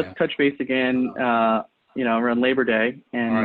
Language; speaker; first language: English; native; English